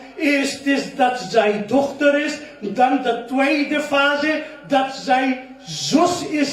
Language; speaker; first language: Dutch; non-native, learner; Urdu